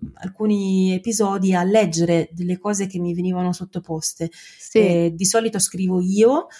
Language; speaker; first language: Italian; native; Italian